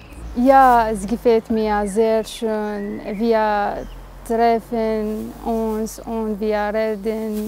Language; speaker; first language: German; non-native, learner; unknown